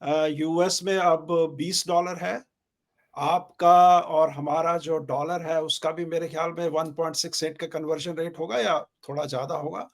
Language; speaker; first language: Hindi; native; Hindi